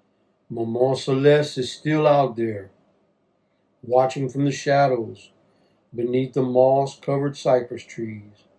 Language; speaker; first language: English; native; English